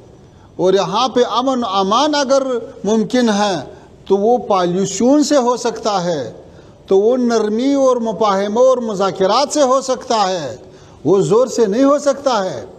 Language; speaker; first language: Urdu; non-native, fluent; Pashto